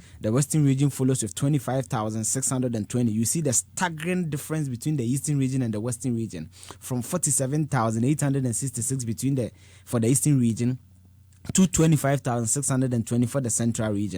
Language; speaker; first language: English; non-native, local second language; Akan